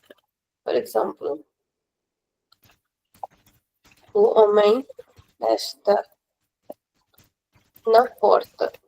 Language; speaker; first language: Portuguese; non-native, fluent; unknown